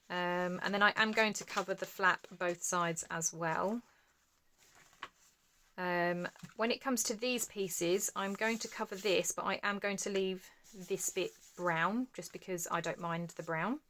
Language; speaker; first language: English; native; English